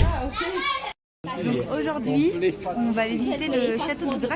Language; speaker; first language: French; native; French